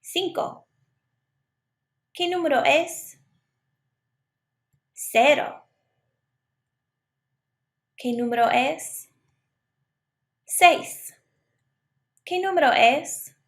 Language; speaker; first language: Spanish; non-native, fluent; English